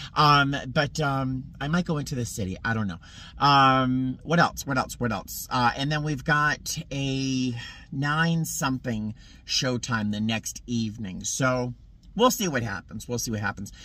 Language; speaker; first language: English; native; English